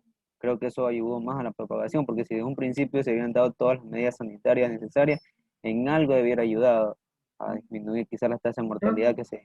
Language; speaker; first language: Spanish; native; Spanish